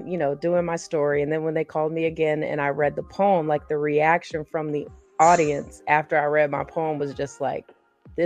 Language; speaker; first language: English; native; English